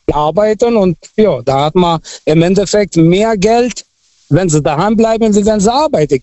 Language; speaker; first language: German; non-native, local second language; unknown